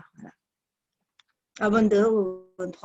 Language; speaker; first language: French; non-native, learner; Chinese